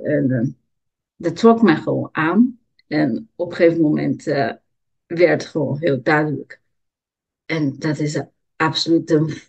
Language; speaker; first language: Dutch; non-native, learner; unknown